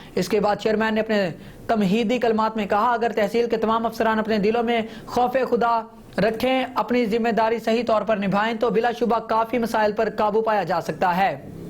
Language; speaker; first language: Urdu; native; Urdu